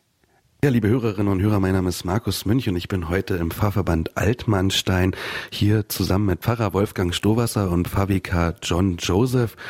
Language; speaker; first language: German; native; German